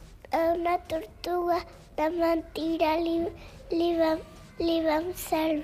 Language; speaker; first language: Catalan; non-native, local second language; Spanish